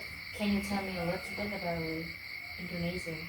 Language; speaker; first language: English; non-native, fluent; Vietnamese